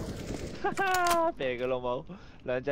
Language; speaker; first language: Cantonese; native; Cantonese